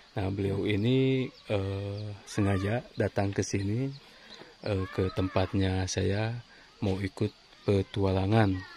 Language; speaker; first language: Indonesian; non-native, local second language; Sundanese